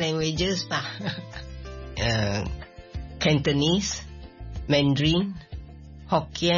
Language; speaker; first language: English; non-native, local second language; Min Nan Chinese